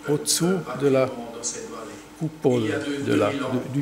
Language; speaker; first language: French; non-native, learner; German